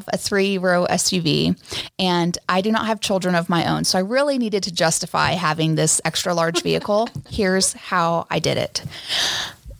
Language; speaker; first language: English; native; English